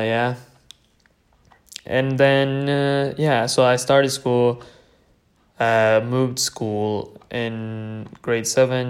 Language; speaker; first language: English; non-native, fluent; Tamil